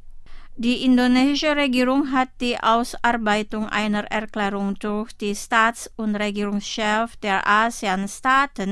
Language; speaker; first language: German; non-native, fluent; Indonesian